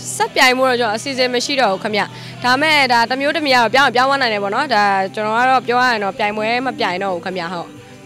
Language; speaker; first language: Burmese; native; Burmese